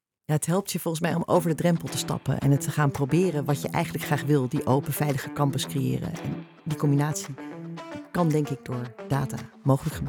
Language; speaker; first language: Dutch; native; Dutch